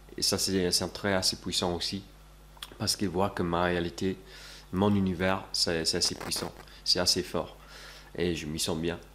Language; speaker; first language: French; non-native, fluent; English